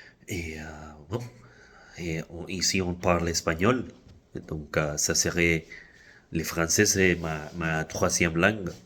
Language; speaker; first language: French; non-native, fluent; Spanish